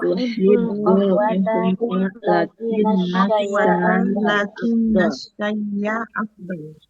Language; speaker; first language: Arabic; non-native, learner; Indonesian